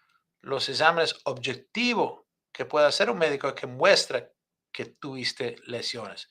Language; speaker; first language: Spanish; non-native, fluent; English